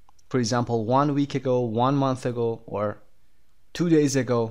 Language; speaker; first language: English; non-native, fluent; Persian